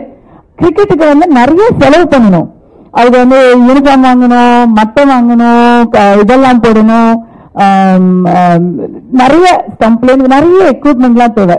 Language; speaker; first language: Tamil; native; Tamil